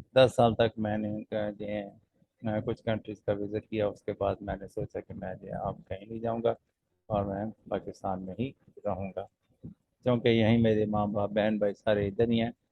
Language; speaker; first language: Urdu; non-native, local second language; Punjabi